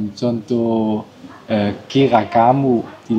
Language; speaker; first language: Indonesian; non-native, learner; German